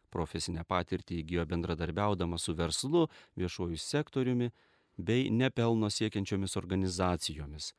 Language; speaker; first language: Lithuanian; native; Lithuanian